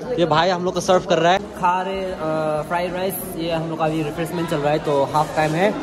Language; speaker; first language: Hindi; non-native, local second language; Nepali